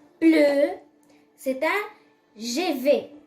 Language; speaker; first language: French; non-native, local second language; Arabic